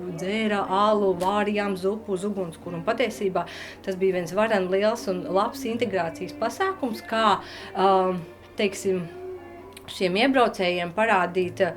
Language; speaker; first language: Latvian; native; Latvian